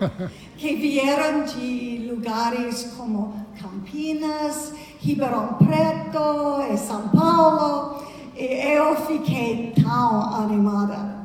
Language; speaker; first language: Portuguese; non-native, learner; English